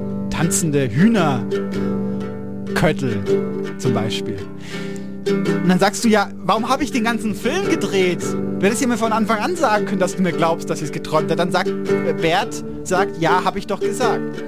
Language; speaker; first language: German; native; German